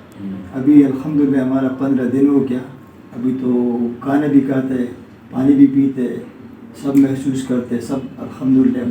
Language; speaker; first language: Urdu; non-native, local second language; Pashto